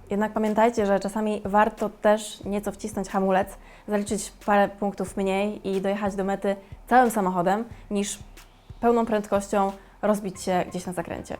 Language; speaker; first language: Polish; native; Polish